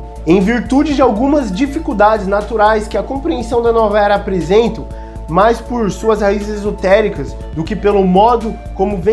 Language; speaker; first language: Portuguese; native; Portuguese